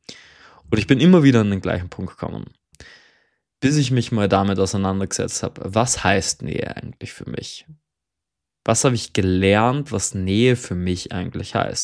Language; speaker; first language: German; native; German